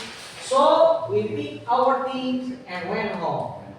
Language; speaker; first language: English; non-native, learner; Indonesian